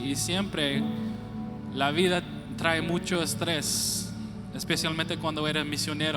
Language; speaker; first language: Spanish; non-native, fluent; English